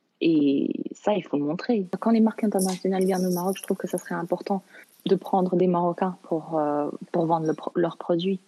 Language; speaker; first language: French; early bilingual, other home language; Arabic